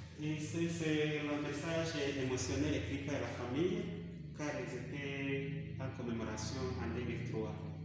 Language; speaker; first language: French; non-native, local second language; Kinyarwanda